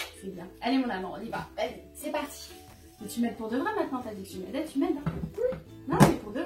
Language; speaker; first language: French; native; French